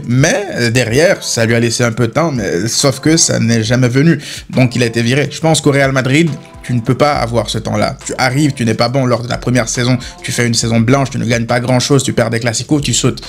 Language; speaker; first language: French; native; French